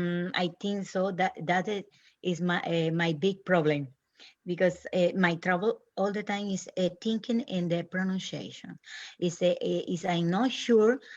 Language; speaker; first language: English; non-native, learner; Spanish